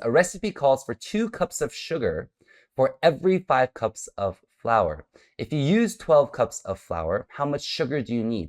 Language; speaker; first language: English; native; English